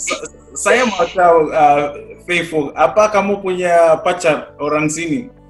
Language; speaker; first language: Indonesian; non-native, fluent; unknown